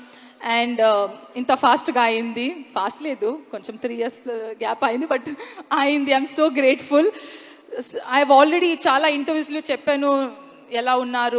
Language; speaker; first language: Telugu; non-native, local second language; Kannada